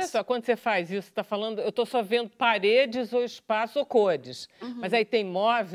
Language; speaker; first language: Portuguese; native; Portuguese